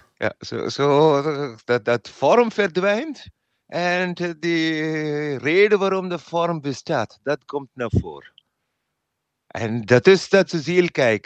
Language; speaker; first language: Dutch; non-native, learner; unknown